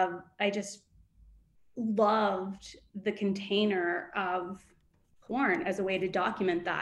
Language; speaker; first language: English; native; English